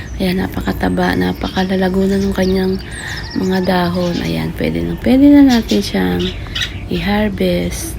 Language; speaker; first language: Filipino; native; Filipino